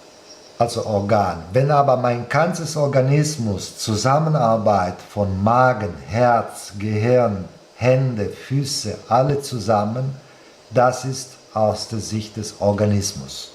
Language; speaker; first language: German; non-native, fluent; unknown